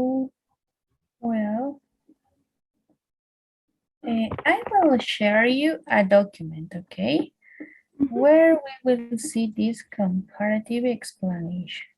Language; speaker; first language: English; non-native, fluent; Spanish